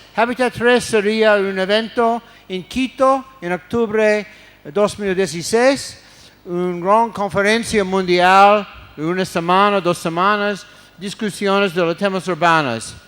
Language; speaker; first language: Spanish; non-native, fluent; English